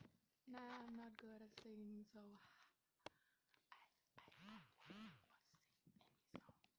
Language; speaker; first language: English; non-native, learner; Vietnamese